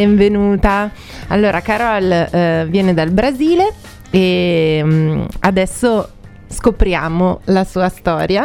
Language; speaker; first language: Italian; native; Italian